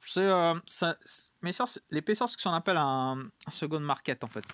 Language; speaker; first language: French; native; French